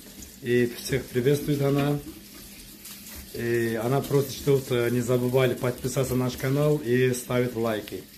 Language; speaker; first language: Russian; non-native, learner; Azerbaijani